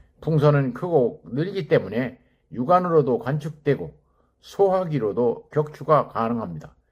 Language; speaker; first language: Korean; native; Korean